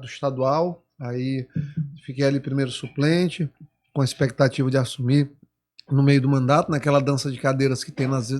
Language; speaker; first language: Portuguese; native; Portuguese